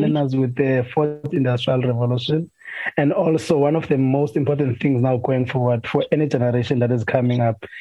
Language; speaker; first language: English; non-native, local second language; Xhosa